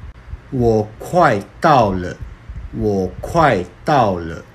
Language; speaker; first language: Chinese; non-native, learner; Filipino